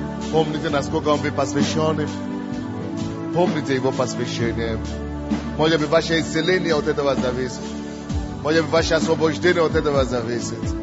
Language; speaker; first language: Russian; non-native, fluent; Yoruba